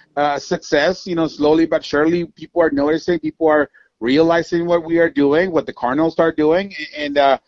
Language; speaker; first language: English; non-native, fluent; Spanish